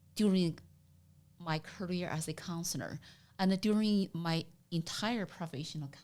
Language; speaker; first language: English; non-native, learner; Chinese